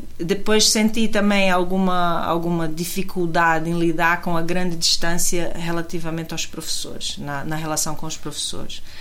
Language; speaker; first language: Portuguese; native; Portuguese